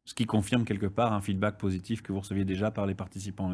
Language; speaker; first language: French; native; French